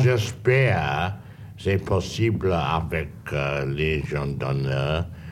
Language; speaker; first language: French; non-native, learner; English